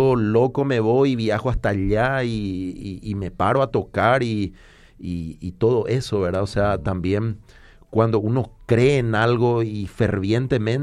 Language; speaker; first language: Spanish; native; Spanish